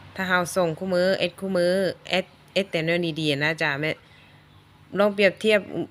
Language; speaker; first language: Thai; native; Thai